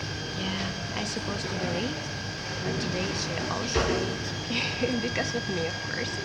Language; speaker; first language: English; non-native, learner; Russian